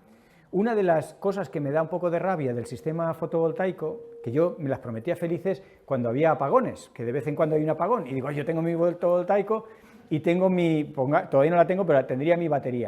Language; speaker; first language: Spanish; native; Spanish